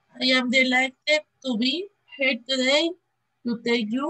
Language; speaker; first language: English; non-native, learner; Spanish